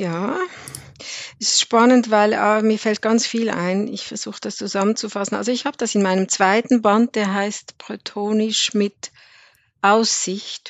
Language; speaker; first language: German; native; German